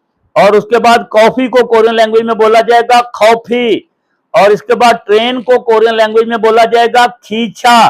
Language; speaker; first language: Hindi; non-native, local second language; Punjabi